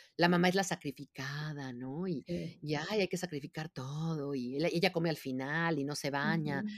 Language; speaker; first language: Spanish; native; Spanish